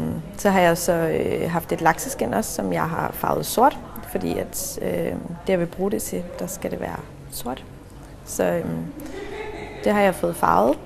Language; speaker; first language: Danish; native; Danish